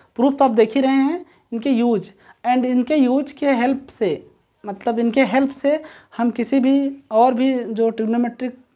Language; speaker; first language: Hindi; native; Hindi